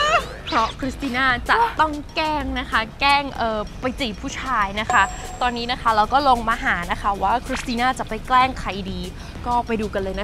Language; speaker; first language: Thai; non-native, fluent; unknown